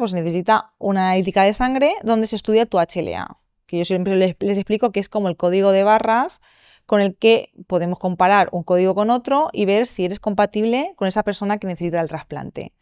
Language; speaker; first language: Spanish; native; Spanish